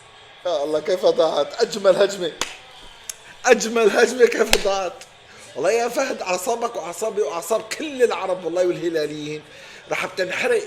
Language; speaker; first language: Arabic; native; Arabic